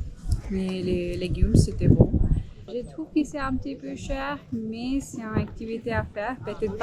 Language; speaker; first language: French; non-native, fluent; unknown